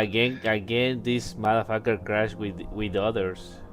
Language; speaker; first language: English; non-native, learner; Spanish